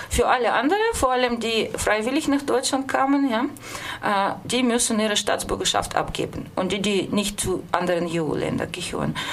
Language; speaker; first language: German; non-native, fluent; Russian